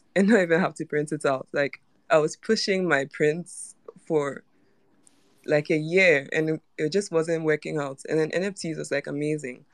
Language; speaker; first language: English; non-native, local second language; Akan